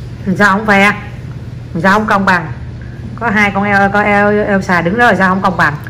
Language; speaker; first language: Vietnamese; native; Vietnamese